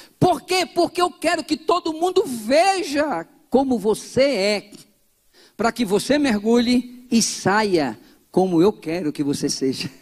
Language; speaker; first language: Portuguese; native; Portuguese